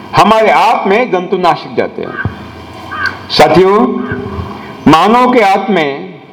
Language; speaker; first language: Hindi; non-native, local second language; Marathi